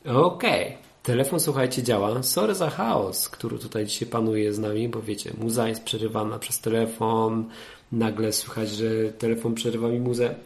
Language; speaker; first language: Polish; native; Polish